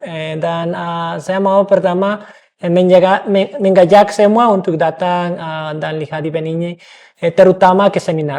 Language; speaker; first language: Indonesian; non-native, fluent; English